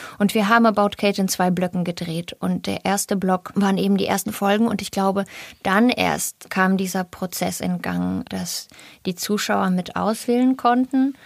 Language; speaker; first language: German; early bilingual, other home language; Russian